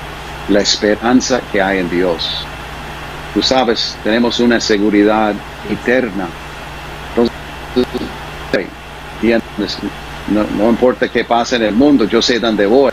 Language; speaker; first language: Spanish; non-native, fluent; English